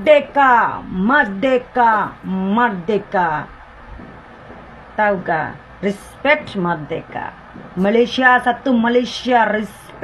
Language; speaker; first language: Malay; non-native, learner; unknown